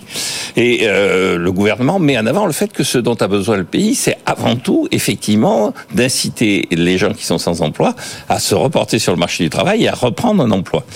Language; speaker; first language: French; native; French